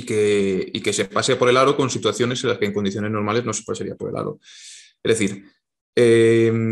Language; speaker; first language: Spanish; native; Spanish